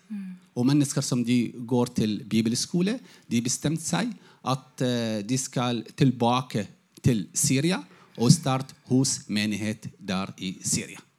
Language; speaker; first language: Norwegian; non-native, fluent; Arabic